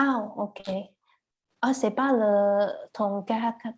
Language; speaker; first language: French; non-native, learner; Chinese